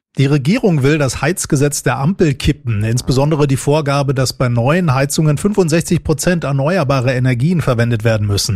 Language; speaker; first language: German; native; German